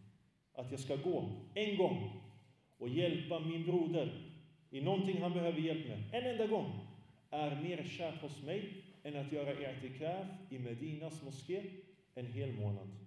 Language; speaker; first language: Swedish; early bilingual, other home language; Arabic